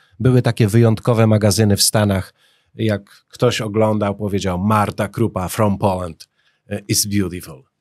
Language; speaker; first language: Polish; native; Polish